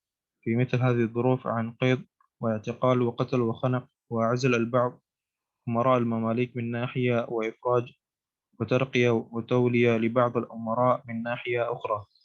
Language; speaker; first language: Arabic; non-native, learner; Indonesian